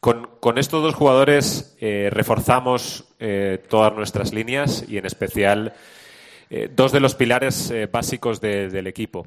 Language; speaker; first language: Spanish; native; Spanish